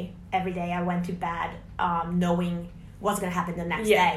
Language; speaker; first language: English; non-native, fluent; Hungarian